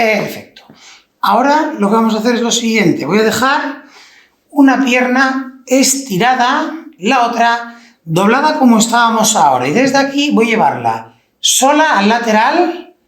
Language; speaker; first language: Spanish; native; Spanish